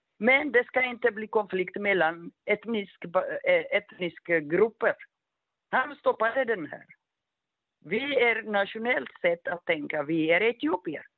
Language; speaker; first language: Swedish; non-native, fluent; Amharic